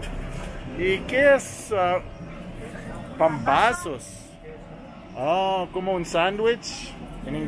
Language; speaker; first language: Spanish; non-native, learner; English